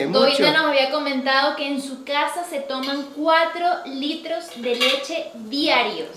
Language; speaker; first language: Spanish; native; Spanish